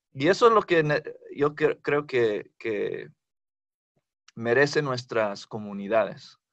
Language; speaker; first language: Spanish; non-native, fluent; English